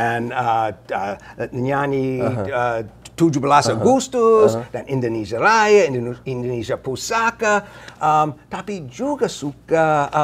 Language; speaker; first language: Indonesian; non-native, learner; English